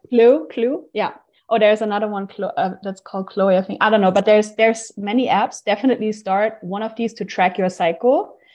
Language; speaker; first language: English; non-native, fluent; German